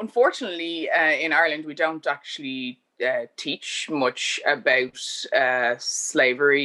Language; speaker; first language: English; native; English